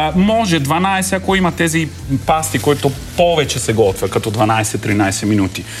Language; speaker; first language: Bulgarian; non-native, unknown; Italian